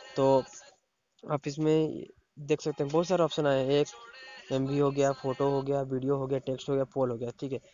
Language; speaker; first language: Hindi; non-native, local second language; Odia